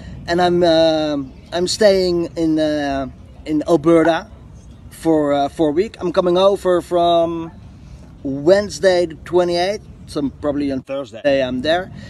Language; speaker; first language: English; non-native, fluent; Dutch